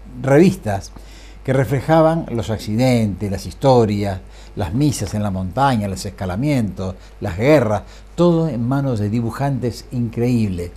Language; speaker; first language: Spanish; native; Spanish